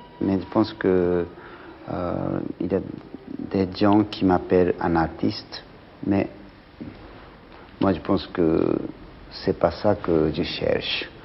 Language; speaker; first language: French; non-native, learner; Japanese